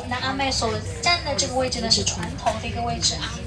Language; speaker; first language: Chinese; native; Chinese